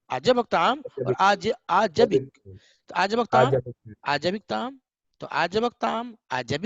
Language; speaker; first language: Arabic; non-native, fluent; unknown